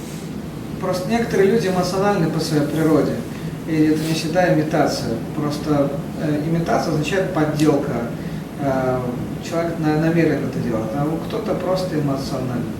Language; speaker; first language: Russian; native; Russian